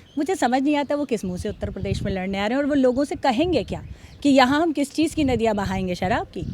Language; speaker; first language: Hindi; native; Hindi